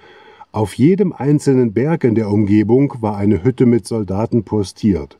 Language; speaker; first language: German; native; German